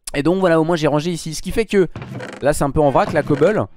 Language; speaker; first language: French; native; French